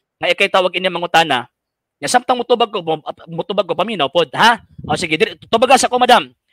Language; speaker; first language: Cebuano; native; Cebuano